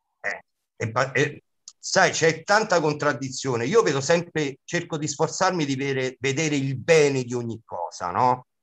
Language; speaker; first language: Italian; native; Italian